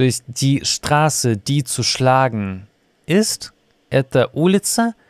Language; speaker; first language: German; non-native, fluent; Russian